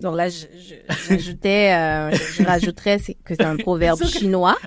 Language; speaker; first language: French; native; French